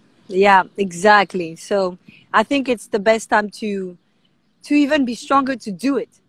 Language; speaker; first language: English; non-native, fluent; French